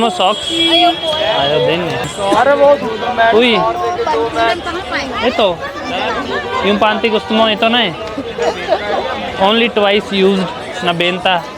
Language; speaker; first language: Filipino; non-native, learner; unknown